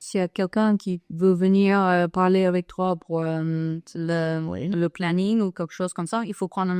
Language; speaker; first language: French; non-native, fluent; English